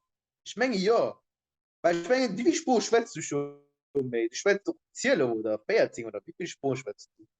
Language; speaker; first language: German; non-native, local second language; Luxembourgish